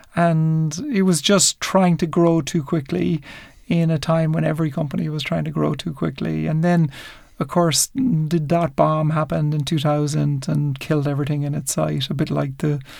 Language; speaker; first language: English; native; English